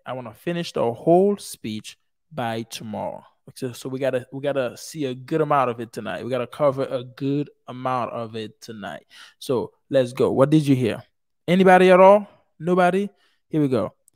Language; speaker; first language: English; non-native, fluent; Haitian Creole